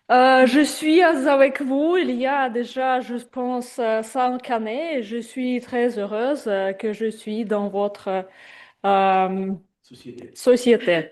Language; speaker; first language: French; non-native, fluent; Russian